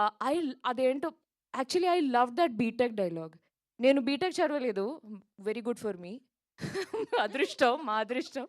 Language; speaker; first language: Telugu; non-native, local second language; Malayalam